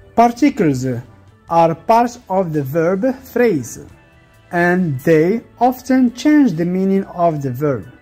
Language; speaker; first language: English; non-native, fluent; Arabic